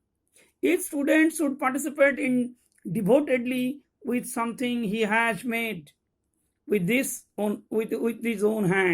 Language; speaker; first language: English; non-native, local second language; Bangla